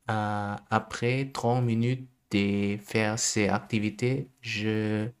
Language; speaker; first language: French; non-native, learner; German